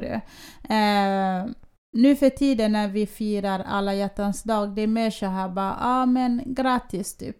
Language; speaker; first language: Swedish; early bilingual, other home language; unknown